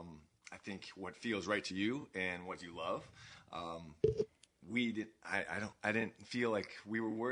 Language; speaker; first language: English; native; English